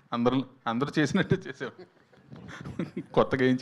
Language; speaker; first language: Telugu; native; Telugu